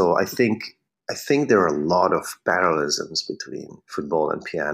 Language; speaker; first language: English; non-native, fluent; Hungarian